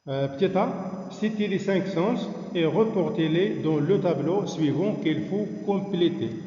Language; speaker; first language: French; non-native, local second language; Arabic